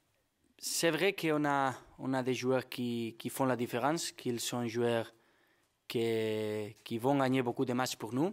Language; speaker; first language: French; non-native, fluent; Spanish